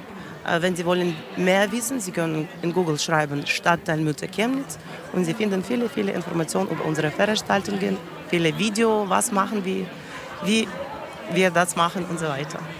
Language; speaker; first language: German; non-native, learner; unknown